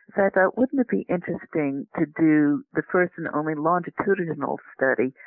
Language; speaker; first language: English; native; English